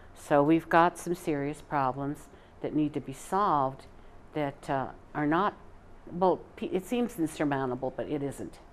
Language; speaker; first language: English; native; English